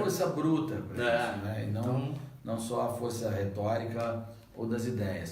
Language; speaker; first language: Portuguese; native; Portuguese